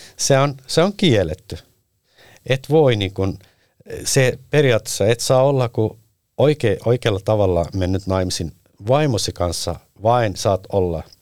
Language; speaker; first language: Finnish; non-native, fluent; Turkish